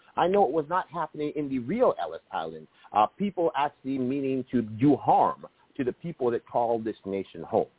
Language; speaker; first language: English; native; English